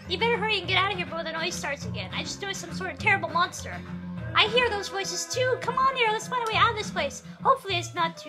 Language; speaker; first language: English; native; English